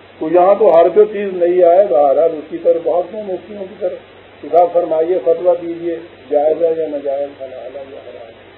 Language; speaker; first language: Urdu; non-native, local second language; Punjabi